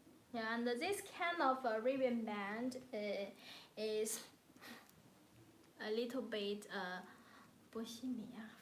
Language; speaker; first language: English; non-native, learner; Chinese